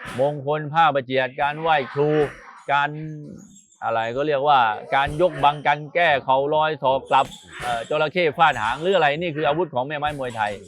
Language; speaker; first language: Thai; native; Thai